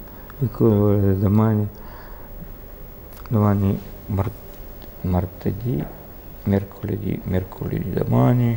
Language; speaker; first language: Italian; non-native, learner; Russian